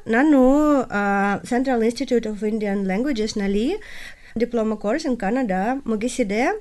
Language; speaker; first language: Kannada; non-native, learner; Russian